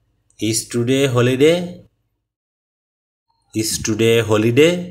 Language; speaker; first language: English; non-native, fluent; Bangla